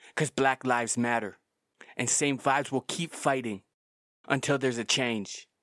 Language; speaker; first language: English; native; English